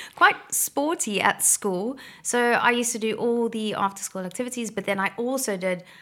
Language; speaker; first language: English; native; English